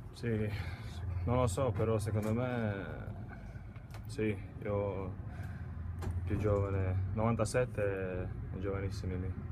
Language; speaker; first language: Italian; non-native, learner; Latvian